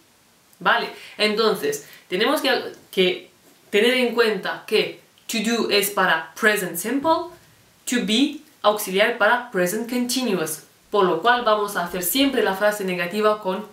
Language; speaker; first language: Spanish; non-native, fluent; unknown